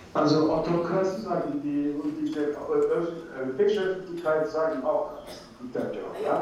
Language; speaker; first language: German; non-native, learner; Turkish